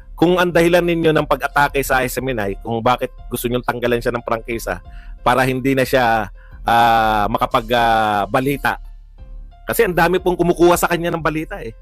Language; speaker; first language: Filipino; native; Filipino